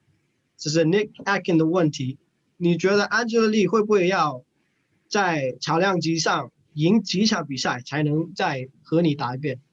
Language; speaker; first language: Chinese; non-native, fluent; English